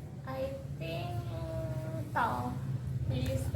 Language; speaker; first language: English; non-native, learner; Indonesian